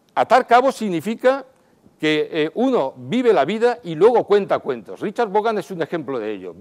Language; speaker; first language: Spanish; native; Spanish